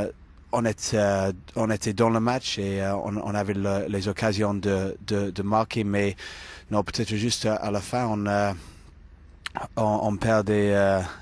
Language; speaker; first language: French; non-native, fluent; English